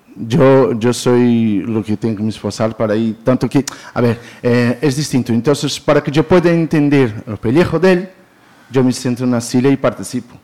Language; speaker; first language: Spanish; non-native, learner; Portuguese